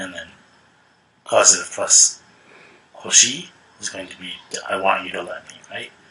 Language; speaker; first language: English; native; English